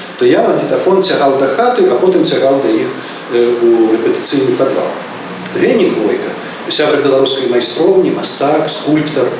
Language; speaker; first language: Belarusian; native; Belarusian